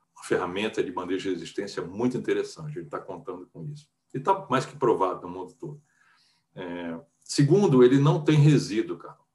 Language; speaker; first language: Portuguese; native; Portuguese